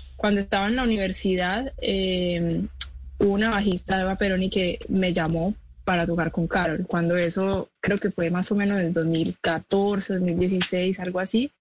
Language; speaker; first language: Spanish; native; Spanish